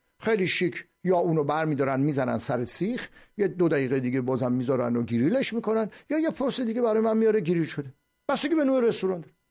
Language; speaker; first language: Persian; native; Persian